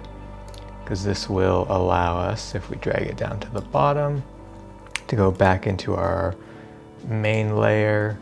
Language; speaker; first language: English; native; English